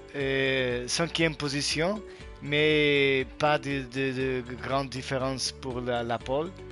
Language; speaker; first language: French; non-native, learner; Portuguese